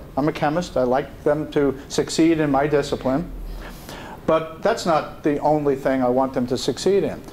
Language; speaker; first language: English; native; English